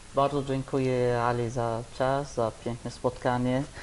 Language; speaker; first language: Polish; non-native, learner; Arabic